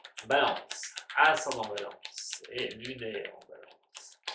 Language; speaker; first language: French; native; French